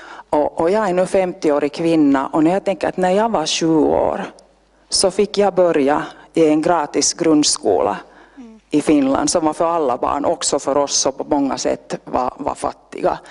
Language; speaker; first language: Swedish; native; Swedish